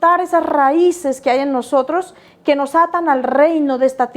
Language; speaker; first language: Spanish; native; Spanish